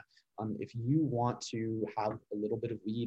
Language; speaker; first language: English; native; English